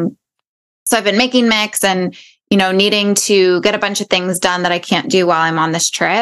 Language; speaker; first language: English; native; English